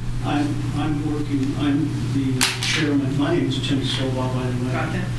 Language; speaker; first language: English; native; English